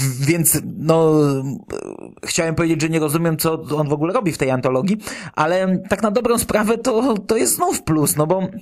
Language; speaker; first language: Polish; native; Polish